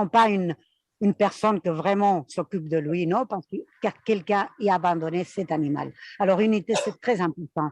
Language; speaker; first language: French; non-native, fluent; Spanish